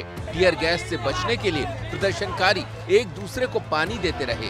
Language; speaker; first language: Hindi; native; Hindi